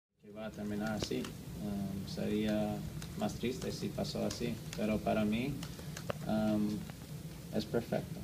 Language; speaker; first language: Spanish; non-native, learner; English